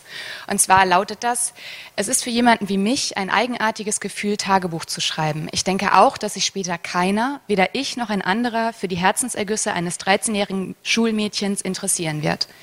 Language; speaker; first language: German; native; German